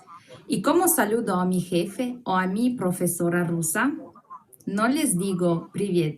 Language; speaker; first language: Spanish; non-native, fluent; Russian